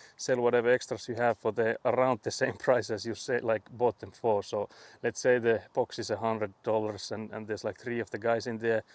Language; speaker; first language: English; non-native, fluent; Finnish